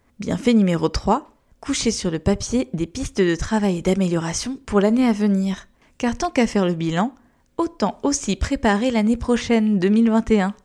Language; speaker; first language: French; native; French